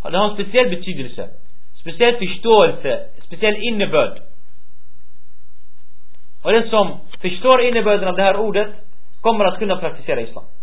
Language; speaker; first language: Swedish; early bilingual, other home language; Arabic